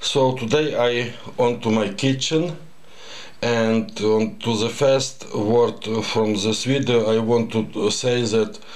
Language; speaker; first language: English; non-native, learner; Ukrainian